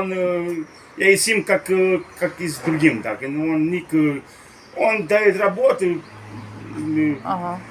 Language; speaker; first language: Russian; non-native, learner; Romanian